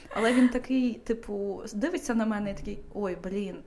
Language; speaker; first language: Ukrainian; non-native, local second language; Russian